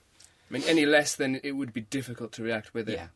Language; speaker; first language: English; native; English